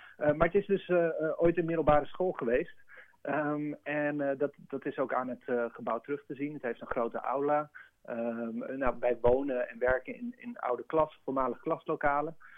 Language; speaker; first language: Dutch; native; Dutch